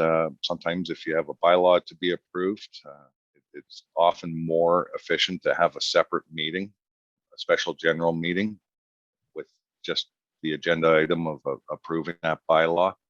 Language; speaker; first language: English; native; English